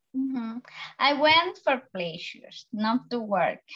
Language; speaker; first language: English; non-native, learner; Spanish